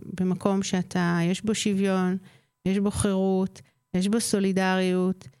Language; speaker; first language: Hebrew; native; Hebrew